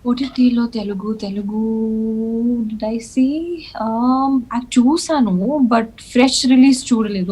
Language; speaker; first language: Telugu; non-native, learner; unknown